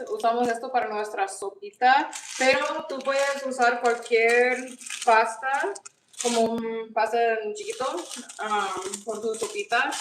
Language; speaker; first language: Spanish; non-native, learner; English